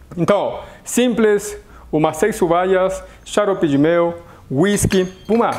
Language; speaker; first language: Portuguese; non-native, fluent; Spanish